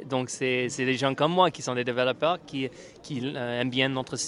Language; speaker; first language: French; non-native, fluent; English